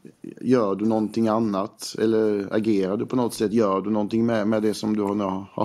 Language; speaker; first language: Swedish; native; Swedish